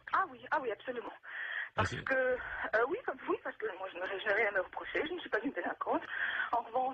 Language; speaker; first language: French; non-native, fluent; Russian